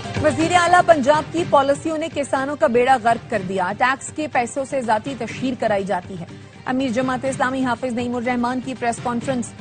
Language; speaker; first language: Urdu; native; Urdu